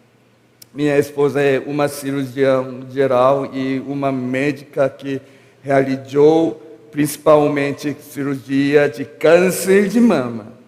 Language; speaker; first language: Portuguese; non-native, learner; Korean